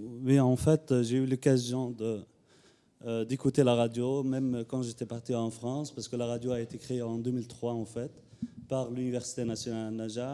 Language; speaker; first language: French; non-native, fluent; Arabic